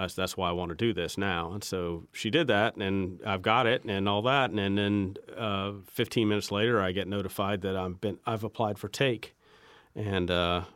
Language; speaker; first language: English; native; English